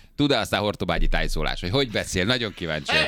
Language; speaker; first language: Hungarian; native; Hungarian